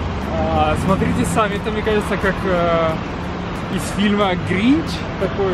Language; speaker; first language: Russian; non-native, fluent; Spanish